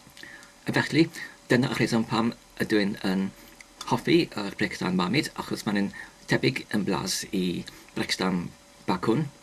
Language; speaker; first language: Welsh; non-native, learner; English